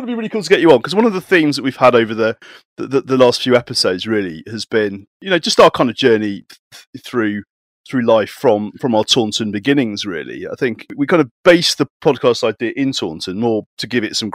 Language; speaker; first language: English; native; English